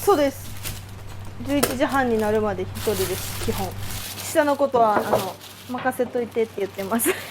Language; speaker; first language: Japanese; native; Japanese